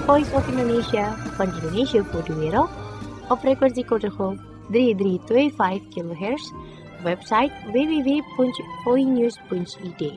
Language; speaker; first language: Dutch; non-native, fluent; Indonesian